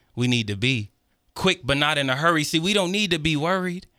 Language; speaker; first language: English; native; English